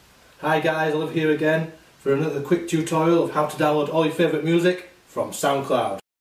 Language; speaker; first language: English; native; English